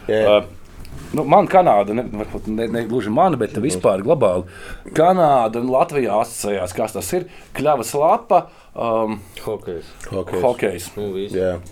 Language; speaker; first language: Latvian; early bilingual, heritage; Latvian